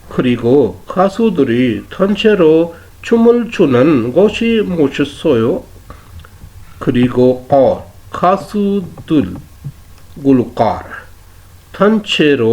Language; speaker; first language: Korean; non-native, fluent; Urdu